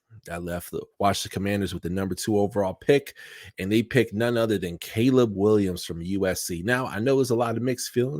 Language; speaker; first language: English; native; English